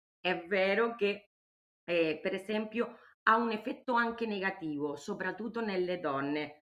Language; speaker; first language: Italian; non-native, fluent; Spanish